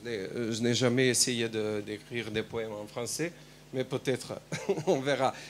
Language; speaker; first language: French; non-native, fluent; Macedonian